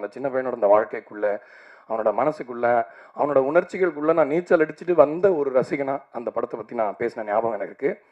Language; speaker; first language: Tamil; native; Tamil